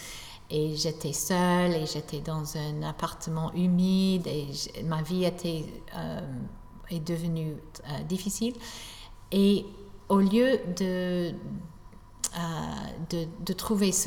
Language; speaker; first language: French; non-native, fluent; English